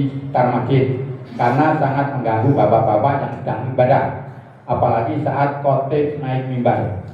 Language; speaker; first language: Indonesian; native; Indonesian